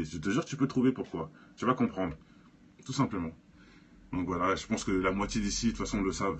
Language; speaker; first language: French; native; French